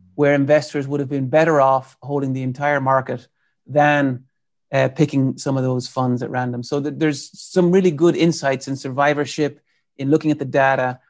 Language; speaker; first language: English; native; English